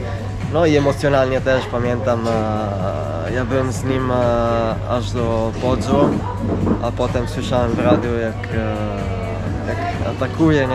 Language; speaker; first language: Polish; non-native, fluent; Italian